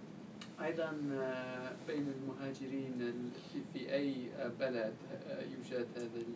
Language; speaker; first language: Arabic; non-native, learner; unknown